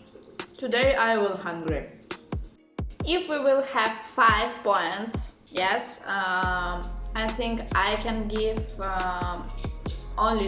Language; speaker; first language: English; non-native, learner; Russian